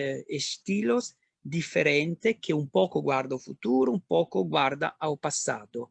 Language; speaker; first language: Portuguese; non-native, learner; Italian